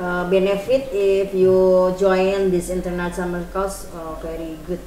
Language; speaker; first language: English; non-native, learner; Indonesian